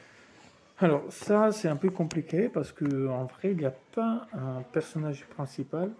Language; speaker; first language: French; non-native, fluent; Italian